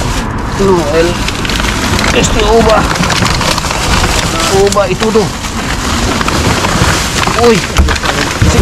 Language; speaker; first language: Spanish; non-native, learner; Filipino